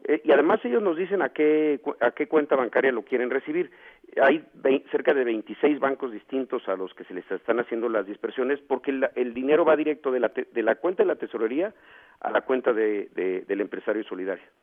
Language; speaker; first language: Spanish; native; Spanish